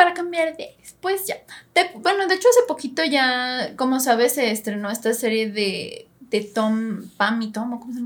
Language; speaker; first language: Spanish; native; Spanish